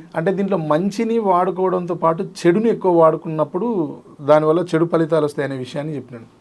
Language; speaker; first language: Telugu; native; Telugu